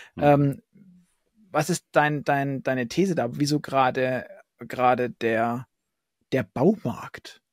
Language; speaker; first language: German; native; German